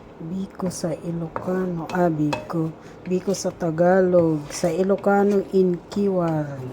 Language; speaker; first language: Filipino; non-native, local second language; Iloko